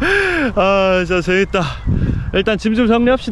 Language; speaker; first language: Korean; native; Korean